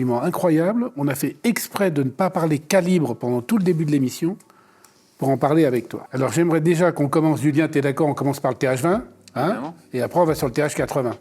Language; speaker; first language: French; native; French